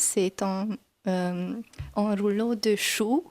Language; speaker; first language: French; non-native, learner; Hungarian